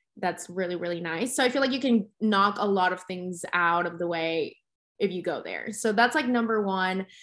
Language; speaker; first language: English; early bilingual, other home language; Spanish